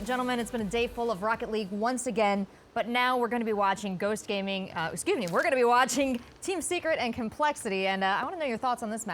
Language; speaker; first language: English; native; English